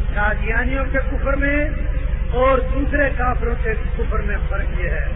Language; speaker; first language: Urdu; non-native, local second language; Punjabi